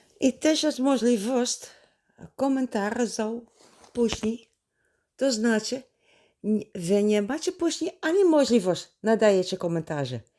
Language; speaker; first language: Polish; non-native, learner; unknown